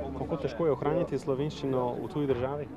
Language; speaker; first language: Slovenian; native; Slovenian